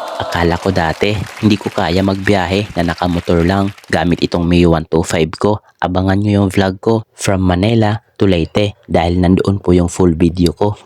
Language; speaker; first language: Filipino; non-native, local second language; Waray